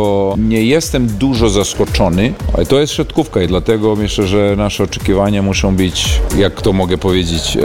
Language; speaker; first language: Polish; non-native, learner; Serbian